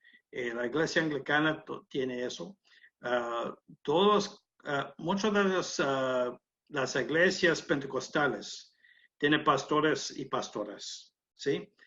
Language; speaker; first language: Spanish; non-native, learner; English